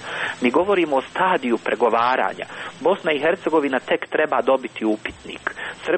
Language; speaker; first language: Croatian; native; Croatian